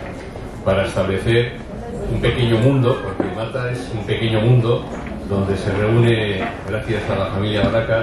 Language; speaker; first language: Spanish; non-native, fluent; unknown